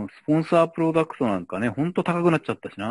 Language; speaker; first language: Japanese; native; Japanese